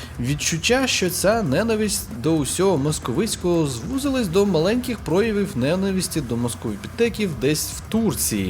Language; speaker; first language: Ukrainian; native; Ukrainian